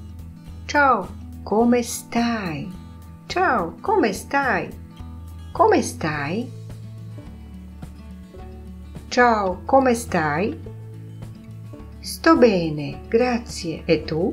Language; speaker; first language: Italian; non-native, fluent; Polish